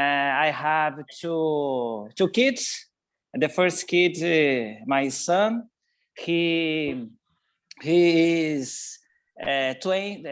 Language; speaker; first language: English; non-native, learner; Portuguese